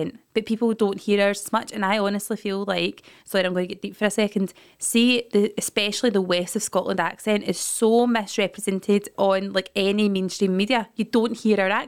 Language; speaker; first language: English; native; English